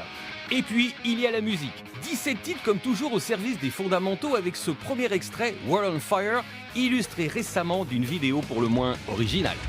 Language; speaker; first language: French; native; French